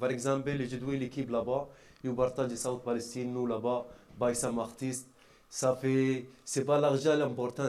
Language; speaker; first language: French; non-native, learner; Arabic